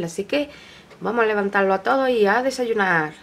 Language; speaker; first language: Spanish; native; Spanish